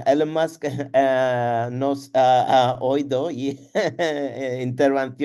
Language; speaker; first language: Spanish; non-native, learner; Turkish